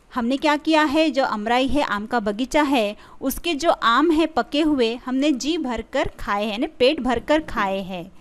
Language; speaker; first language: Hindi; non-native, local second language; Marathi